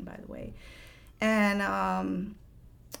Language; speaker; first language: English; non-native, fluent; Spanish